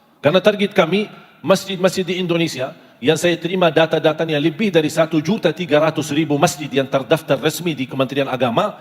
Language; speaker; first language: Malay; non-native, fluent; Arabic